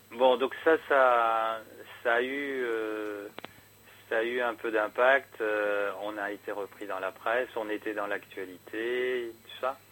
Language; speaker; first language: French; native; French